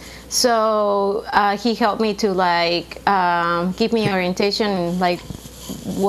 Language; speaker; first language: English; non-native, fluent; Spanish